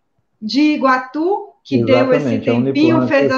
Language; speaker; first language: Portuguese; native; Portuguese